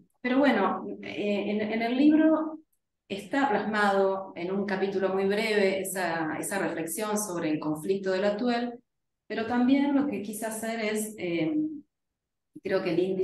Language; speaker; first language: Spanish; native; Spanish